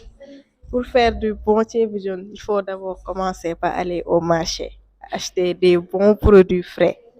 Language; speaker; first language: French; non-native, local second language; Wolof